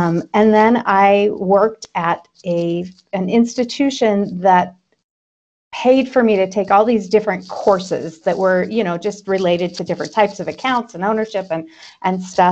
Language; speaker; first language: English; native; English